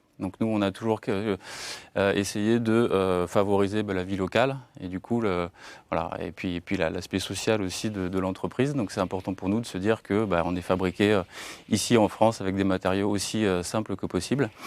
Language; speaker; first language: French; native; French